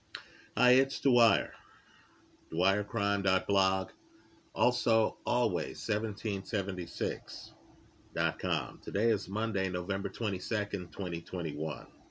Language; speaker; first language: English; native; English